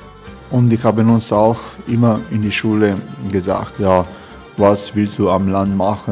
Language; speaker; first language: German; non-native, learner; Croatian